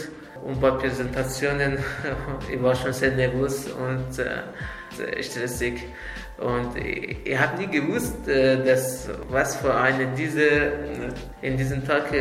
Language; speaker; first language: German; non-native, learner; Azerbaijani